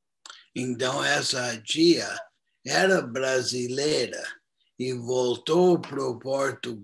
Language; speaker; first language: Portuguese; non-native, fluent; English